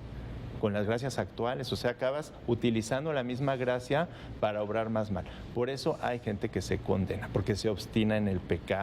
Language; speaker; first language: Spanish; native; Spanish